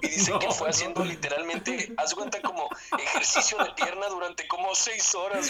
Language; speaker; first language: Spanish; native; Spanish